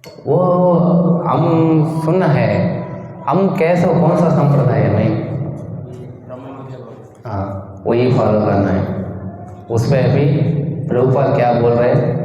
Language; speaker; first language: Hindi; non-native, local second language; Kannada